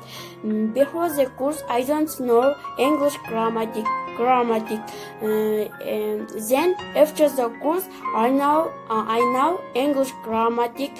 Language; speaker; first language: English; non-native, learner; Kyrgyz